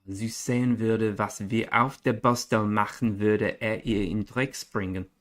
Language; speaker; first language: German; non-native, learner; English